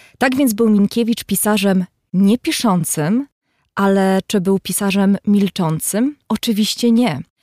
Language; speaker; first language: Polish; native; Polish